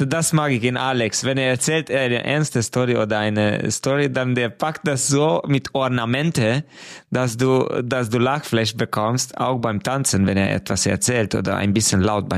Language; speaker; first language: German; non-native, fluent; Hungarian